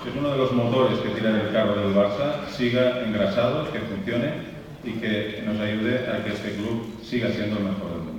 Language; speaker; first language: Spanish; native; Spanish